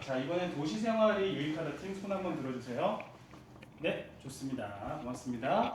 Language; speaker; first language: Korean; native; Korean